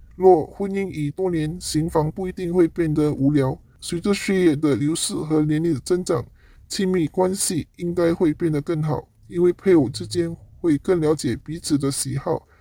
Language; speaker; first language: Chinese; non-native, local second language; Cantonese